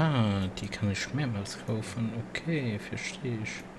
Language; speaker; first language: German; non-native, local second language; Luxembourgish